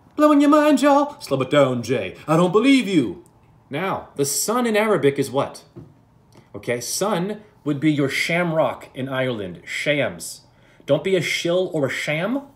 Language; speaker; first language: English; native; English